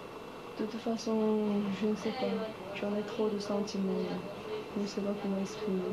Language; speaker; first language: French; early bilingual, other home language; Chinese